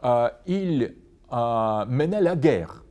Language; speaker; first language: French; non-native, fluent; Russian